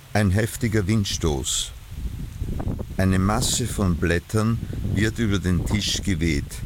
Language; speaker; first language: German; native; German